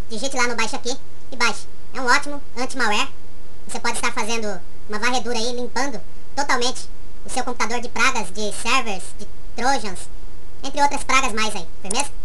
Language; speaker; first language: Portuguese; native; Portuguese